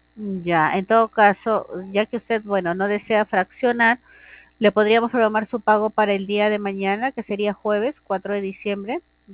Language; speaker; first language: Spanish; native; Spanish